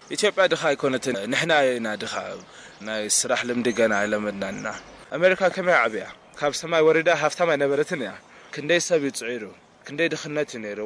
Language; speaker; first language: Tigrinya; early bilingual, heritage; Tigrinya